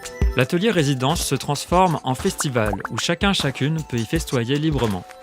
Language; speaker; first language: French; native; French